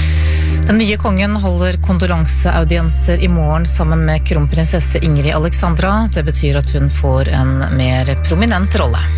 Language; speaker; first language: Norwegian; native; Norwegian